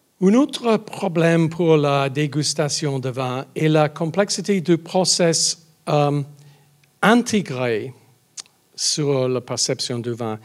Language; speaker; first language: French; non-native, learner; English